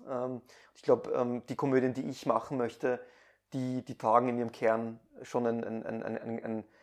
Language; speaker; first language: German; early bilingual, other home language; Persian